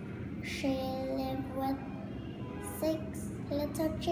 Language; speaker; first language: English; non-native, learner; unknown